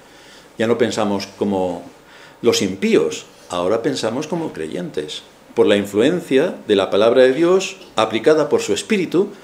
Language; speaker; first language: Spanish; native; Spanish